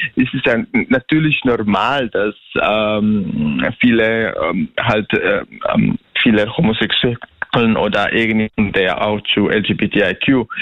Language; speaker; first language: German; non-native, fluent; Bosnian